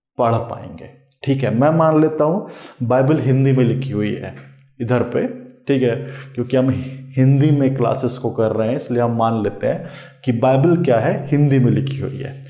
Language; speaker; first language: Hindi; native; Hindi